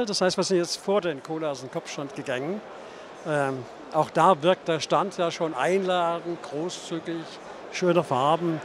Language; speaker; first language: German; native; German